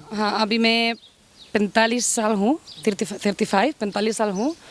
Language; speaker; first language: Hindi; non-native, learner; Spanish